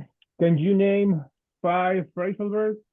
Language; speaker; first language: English; non-native, fluent; Spanish